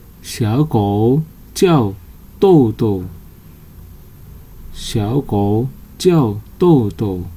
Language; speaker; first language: Chinese; non-native, fluent; Nepali